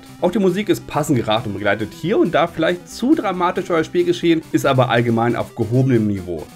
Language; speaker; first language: German; native; German